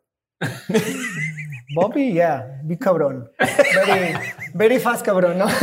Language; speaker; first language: English; non-native, fluent; Spanish